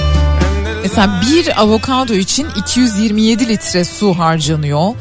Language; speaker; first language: Turkish; native; Turkish